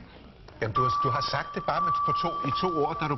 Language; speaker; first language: Danish; native; Danish